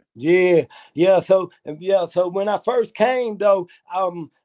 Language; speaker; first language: English; native; English